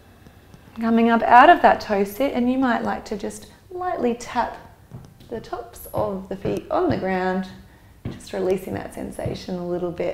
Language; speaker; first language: English; native; English